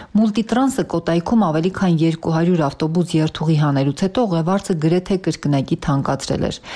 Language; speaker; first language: Armenian; native; Armenian